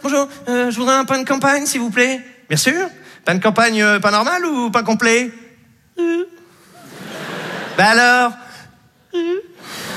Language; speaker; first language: French; native; French